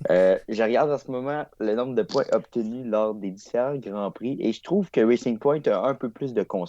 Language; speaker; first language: French; native; French